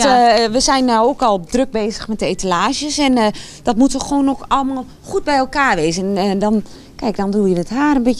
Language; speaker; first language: Dutch; native; Dutch